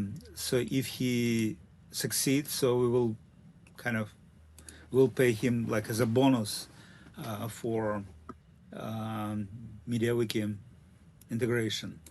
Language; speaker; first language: English; non-native, learner; Russian